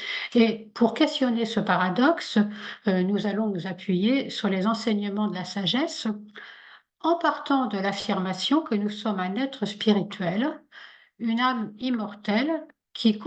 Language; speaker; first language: French; native; French